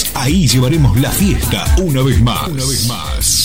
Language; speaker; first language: Spanish; native; Spanish